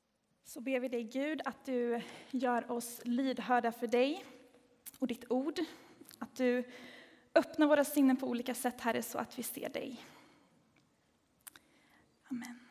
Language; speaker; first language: Swedish; native; Swedish